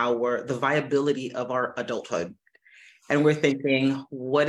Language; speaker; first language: English; native; English